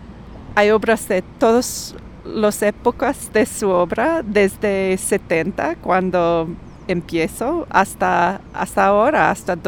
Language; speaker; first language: Spanish; non-native, fluent; English